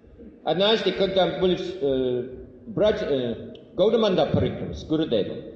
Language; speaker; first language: Russian; non-native, fluent; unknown